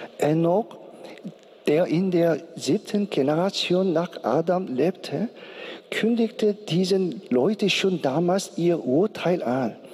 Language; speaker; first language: German; non-native, learner; Korean